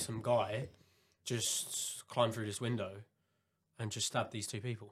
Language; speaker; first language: English; native; English